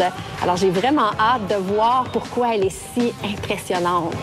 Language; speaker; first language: French; native; French